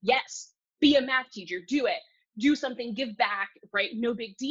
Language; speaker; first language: English; early bilingual, other home language; Cantonese